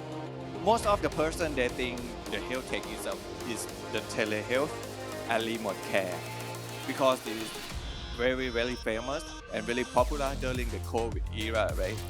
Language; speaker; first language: English; non-native, learner; Thai